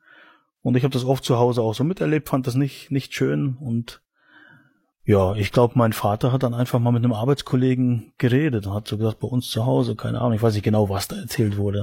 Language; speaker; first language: German; native; German